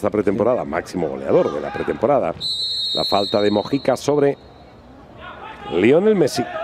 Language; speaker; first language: Spanish; native; Spanish